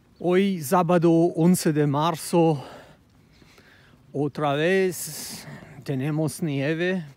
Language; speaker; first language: Spanish; non-native, fluent; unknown